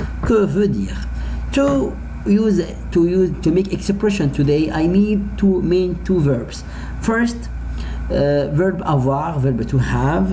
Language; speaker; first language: English; non-native, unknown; Arabic